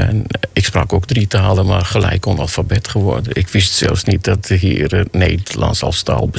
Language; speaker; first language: Dutch; non-native, fluent; Armenian